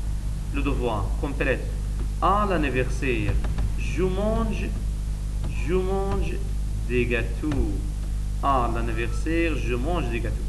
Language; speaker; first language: French; non-native, learner; Arabic